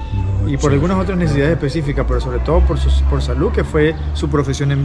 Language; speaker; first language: Spanish; native; Spanish